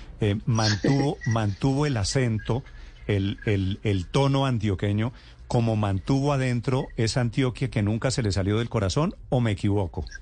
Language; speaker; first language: Spanish; native; Spanish